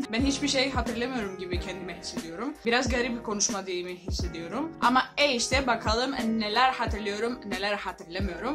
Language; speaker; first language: Turkish; non-native, learner; Greek